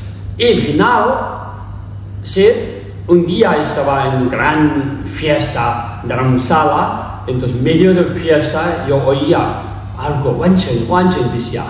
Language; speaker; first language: Spanish; non-native, learner; Tibetan